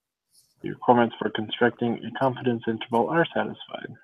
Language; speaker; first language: English; native; English